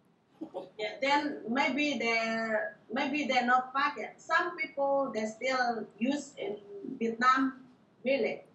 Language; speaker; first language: English; non-native, learner; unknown